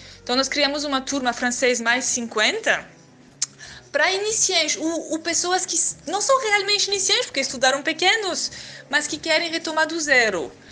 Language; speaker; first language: Portuguese; non-native, fluent; French